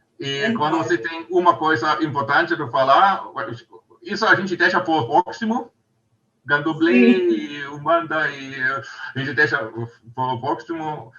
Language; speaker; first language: Portuguese; non-native, learner; German